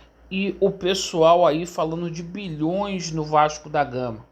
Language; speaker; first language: Portuguese; native; Portuguese